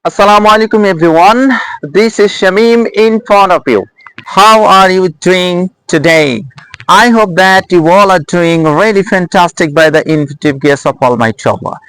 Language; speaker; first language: English; non-native, local second language; Bangla